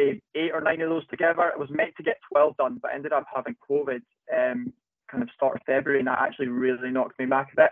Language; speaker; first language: English; native; English